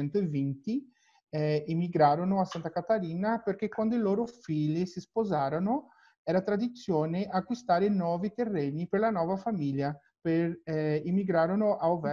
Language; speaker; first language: Italian; non-native, learner; Portuguese